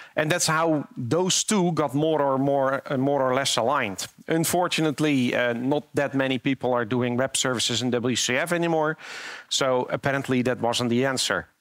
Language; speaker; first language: English; non-native, fluent; Dutch